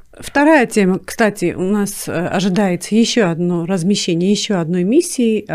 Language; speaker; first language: Russian; non-native, local second language; Armenian